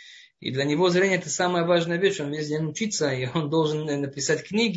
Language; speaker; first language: Russian; non-native, fluent; Hebrew